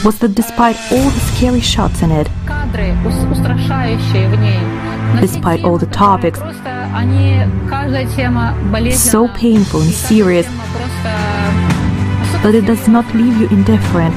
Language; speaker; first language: English; non-native, fluent; Vietnamese